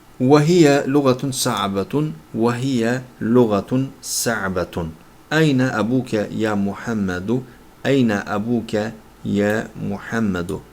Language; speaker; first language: Arabic; non-native, fluent; Turkish